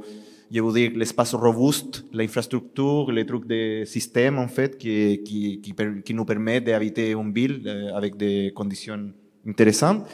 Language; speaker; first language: French; non-native, learner; Spanish